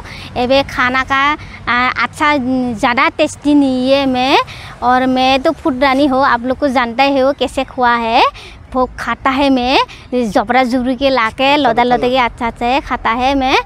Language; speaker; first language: Hindi; non-native, local second language; Assamese